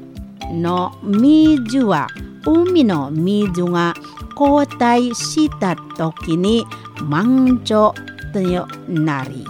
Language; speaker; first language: Japanese; non-native, learner; Indonesian